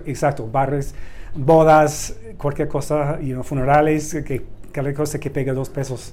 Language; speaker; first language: Spanish; non-native, learner; English